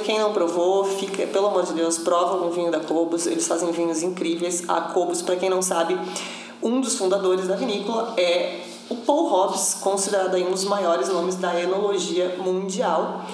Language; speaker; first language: Portuguese; native; Portuguese